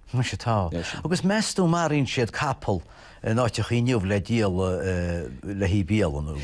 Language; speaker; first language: Irish; native; Irish